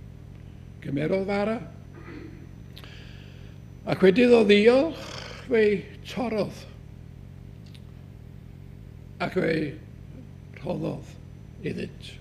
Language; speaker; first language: Welsh; native; Welsh